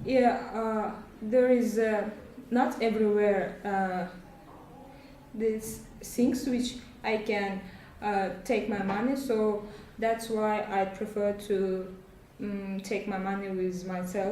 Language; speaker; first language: English; non-native, learner; Russian